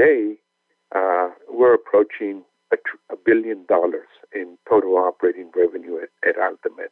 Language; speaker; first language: English; early bilingual, other home language; Spanish